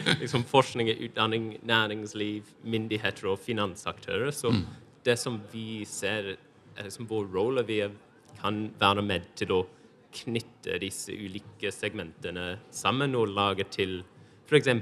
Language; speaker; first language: Norwegian; non-native, fluent; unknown